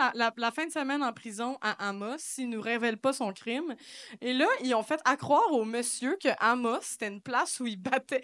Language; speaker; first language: French; native; French